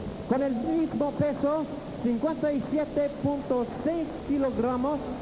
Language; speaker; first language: Spanish; native; Spanish